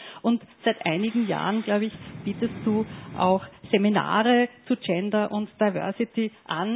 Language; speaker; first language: German; native; German